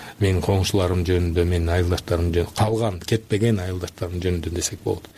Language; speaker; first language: Kyrgyz; non-native, local second language; Uzbek